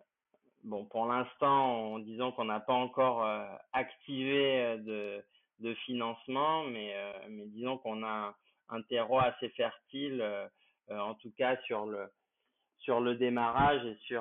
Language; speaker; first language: French; native; French